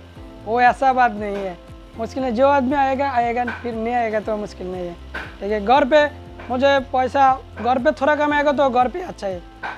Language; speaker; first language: Hindi; non-native, learner; Bangla